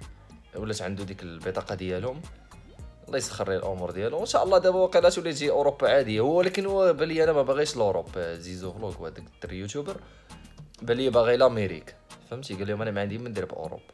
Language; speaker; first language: Arabic; native; Arabic